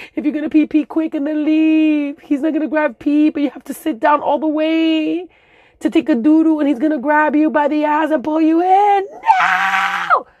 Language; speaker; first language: English; early bilingual, other home language; Spanish